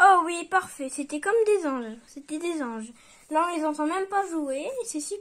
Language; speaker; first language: French; native; French